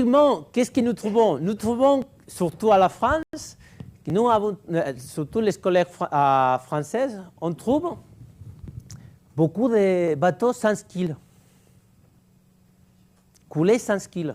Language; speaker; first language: French; non-native, fluent; Catalan